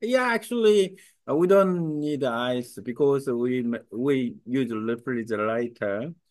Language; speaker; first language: English; non-native, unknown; Korean